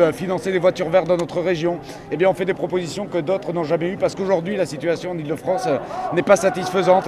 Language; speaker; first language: French; native; French